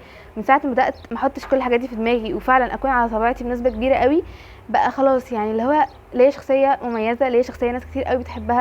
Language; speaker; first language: Arabic; native; Arabic